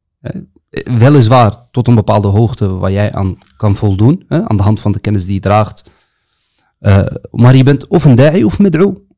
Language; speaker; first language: Dutch; early bilingual, other home language; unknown